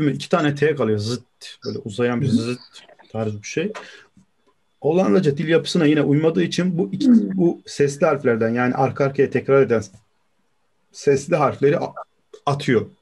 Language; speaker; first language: Turkish; native; Turkish